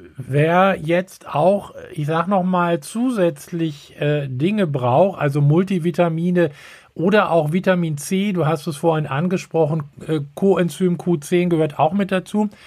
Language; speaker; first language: German; native; German